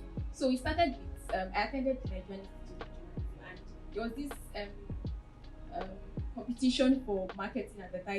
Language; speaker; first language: English; non-native, local second language; Yoruba